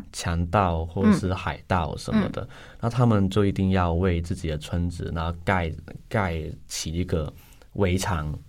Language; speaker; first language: Chinese; non-native, local second language; Cantonese